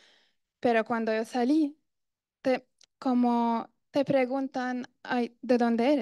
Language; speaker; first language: Spanish; non-native, fluent; Arabic